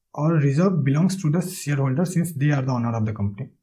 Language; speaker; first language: English; non-native, local second language; Nepali